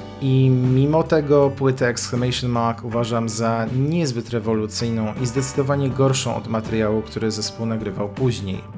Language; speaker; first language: Polish; native; Polish